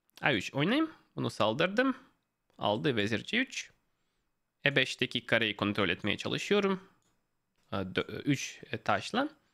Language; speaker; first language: Turkish; non-native, fluent; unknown